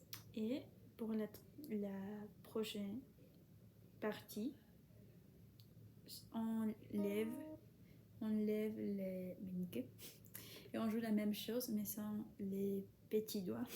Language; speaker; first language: French; non-native, fluent; Spanish